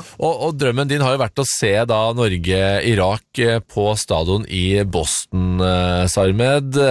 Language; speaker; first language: Norwegian; native; Norwegian